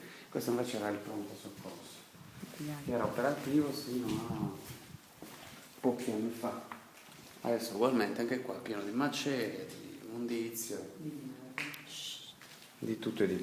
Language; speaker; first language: Italian; native; Italian